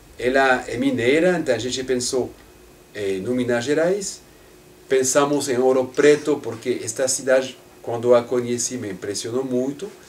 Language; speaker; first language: Portuguese; non-native, fluent; French